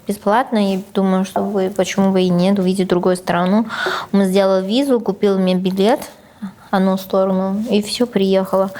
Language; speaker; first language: Russian; non-native, fluent; Chinese